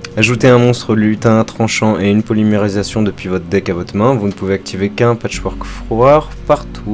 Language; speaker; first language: French; native; French